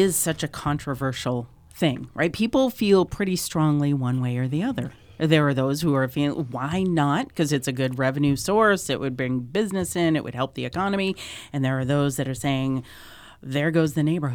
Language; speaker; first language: English; native; English